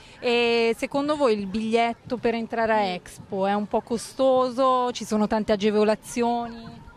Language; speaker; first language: Italian; native; Italian